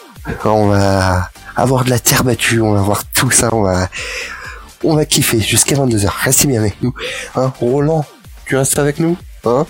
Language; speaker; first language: French; native; French